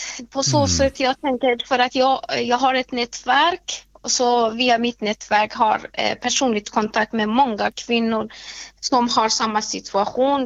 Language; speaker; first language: Swedish; non-native, fluent; Persian